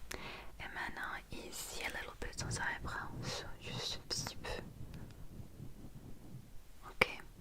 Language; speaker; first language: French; non-native, learner; English